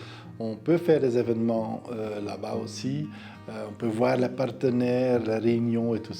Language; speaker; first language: French; non-native, local second language; Dutch